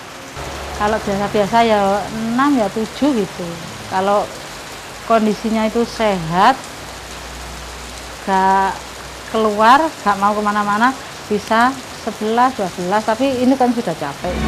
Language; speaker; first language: Indonesian; non-native, local second language; Javanese